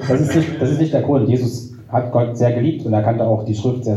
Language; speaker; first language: German; native; German